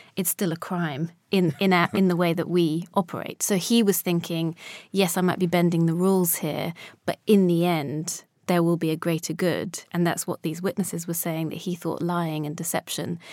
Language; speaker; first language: English; early bilingual, other home language; Polish